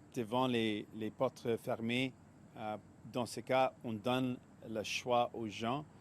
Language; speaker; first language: French; non-native, local second language; English